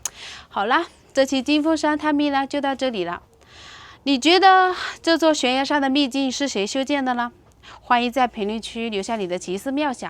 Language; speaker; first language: Chinese; native; Chinese